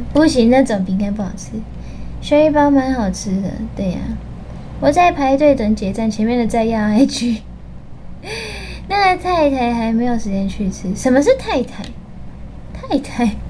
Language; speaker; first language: Chinese; non-native, fluent; Japanese